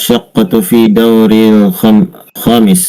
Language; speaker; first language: Arabic; non-native, learner; Indonesian